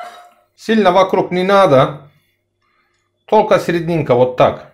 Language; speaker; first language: Russian; non-native, learner; Turkish